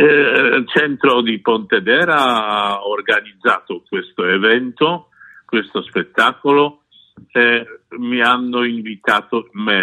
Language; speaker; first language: Italian; non-native, fluent; Polish